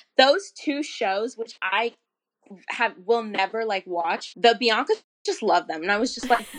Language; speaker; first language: English; native; English